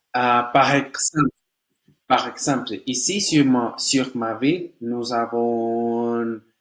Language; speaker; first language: French; non-native, learner; Spanish